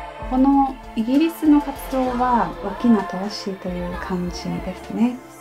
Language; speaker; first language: Japanese; native; Japanese